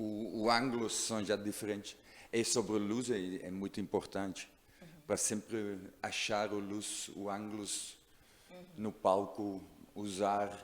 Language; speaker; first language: Portuguese; non-native, learner; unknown